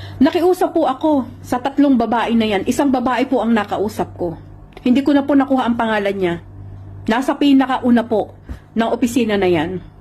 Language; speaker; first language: Filipino; native; Filipino